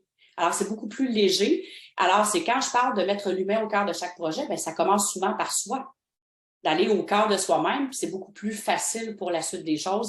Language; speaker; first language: French; native; French